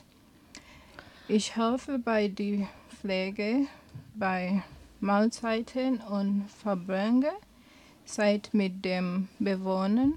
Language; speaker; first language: German; non-native, learner; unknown